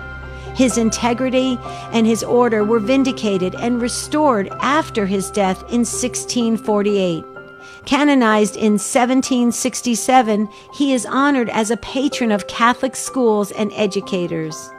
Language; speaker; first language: English; native; English